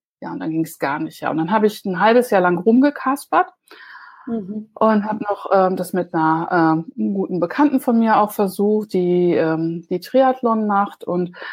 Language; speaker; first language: German; native; German